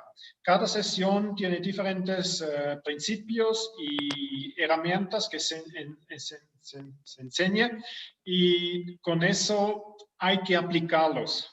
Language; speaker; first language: Spanish; non-native, fluent; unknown